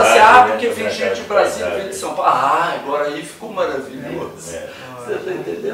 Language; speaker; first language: Portuguese; native; Portuguese